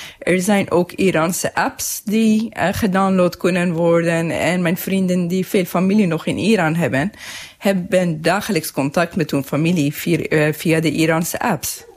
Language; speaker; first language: Dutch; non-native, fluent; Persian